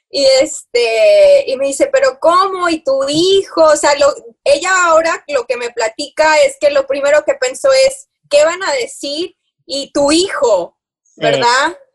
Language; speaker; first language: Spanish; early bilingual, heritage; Spanish